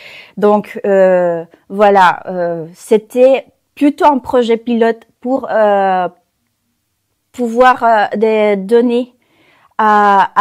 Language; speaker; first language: French; non-native, fluent; Spanish